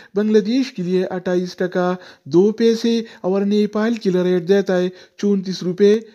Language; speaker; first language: Urdu; non-native, local second language; Pashto